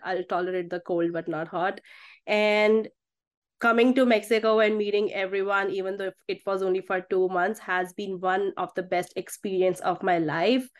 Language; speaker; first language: English; non-native, local second language; Hindi